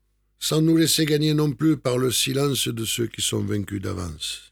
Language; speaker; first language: French; native; French